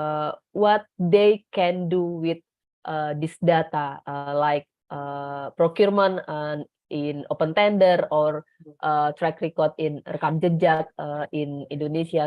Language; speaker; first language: English; non-native, learner; Indonesian